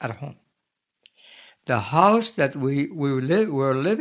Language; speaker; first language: English; native; English